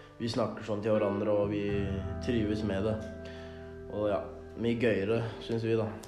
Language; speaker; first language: Norwegian; early bilingual, other home language; Thai